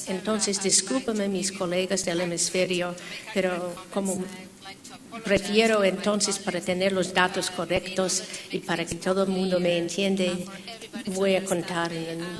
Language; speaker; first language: Spanish; non-native, fluent; English